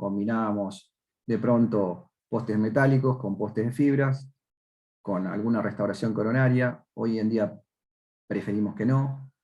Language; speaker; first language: Spanish; native; Spanish